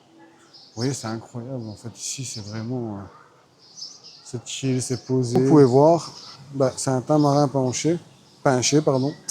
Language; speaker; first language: French; native; French